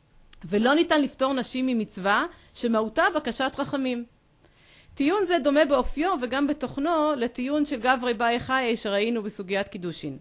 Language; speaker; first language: Hebrew; native; Hebrew